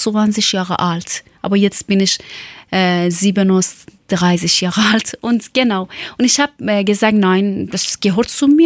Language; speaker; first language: German; non-native, learner; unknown